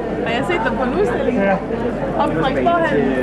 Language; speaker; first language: Danish; native; Danish